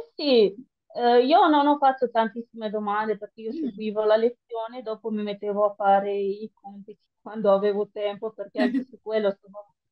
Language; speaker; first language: Italian; non-native, fluent; Romanian